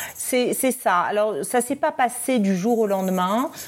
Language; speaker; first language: French; native; French